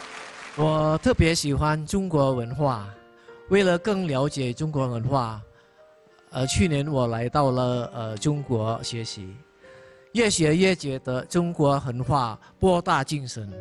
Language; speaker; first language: Chinese; non-native, fluent; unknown